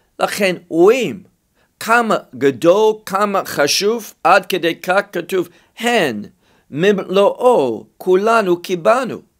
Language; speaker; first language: Hebrew; non-native, fluent; English